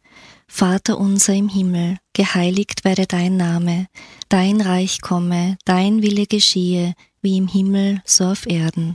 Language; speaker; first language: German; native; German